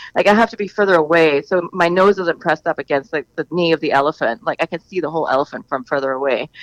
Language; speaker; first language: English; native; English